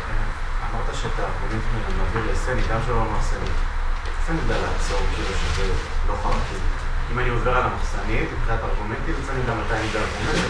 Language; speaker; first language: Hebrew; native; Hebrew